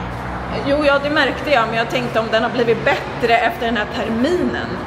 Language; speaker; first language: Swedish; native; Swedish